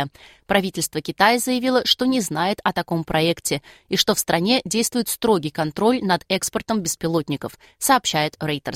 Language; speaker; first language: Russian; native; Russian